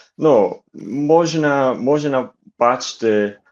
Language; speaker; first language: Ukrainian; non-native, learner; Japanese